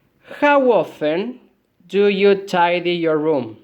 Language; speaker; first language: English; non-native, fluent; Spanish